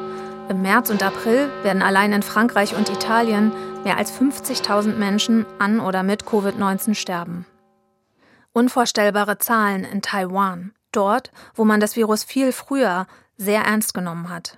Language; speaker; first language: German; native; German